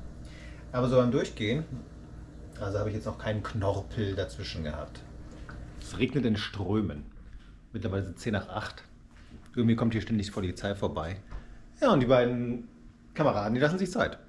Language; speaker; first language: German; native; German